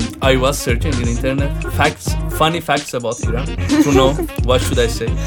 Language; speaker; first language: English; non-native, fluent; Persian